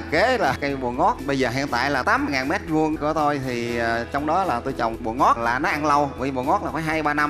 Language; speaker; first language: Vietnamese; native; Vietnamese